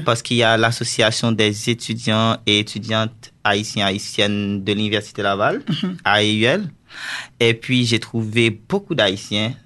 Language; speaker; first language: French; non-native, local second language; Haitian Creole